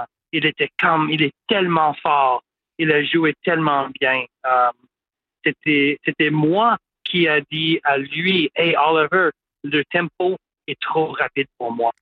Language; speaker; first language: French; non-native, local second language; English